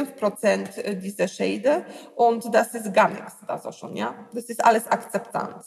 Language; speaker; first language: German; non-native, learner; Polish